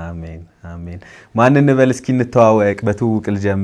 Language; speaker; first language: Amharic; native; Amharic